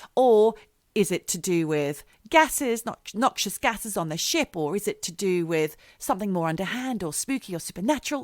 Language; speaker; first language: English; native; English